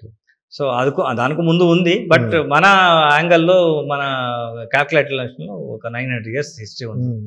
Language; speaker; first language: Telugu; non-native, learner; Kannada